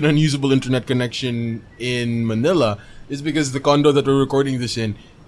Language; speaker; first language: English; non-native, local second language; Cebuano